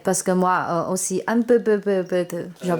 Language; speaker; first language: French; non-native, learner; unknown